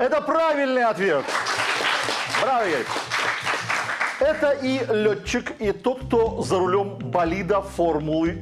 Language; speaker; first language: Russian; native; Russian